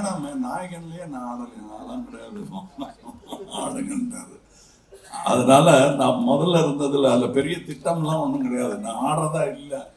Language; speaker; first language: Tamil; native; Tamil